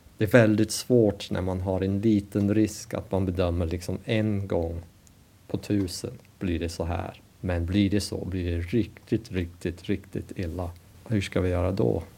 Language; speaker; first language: Swedish; non-native, fluent; English